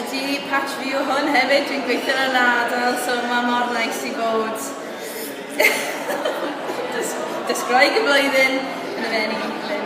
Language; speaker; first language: Welsh; non-native, local second language; English